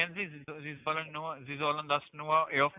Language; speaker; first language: German; non-native, learner; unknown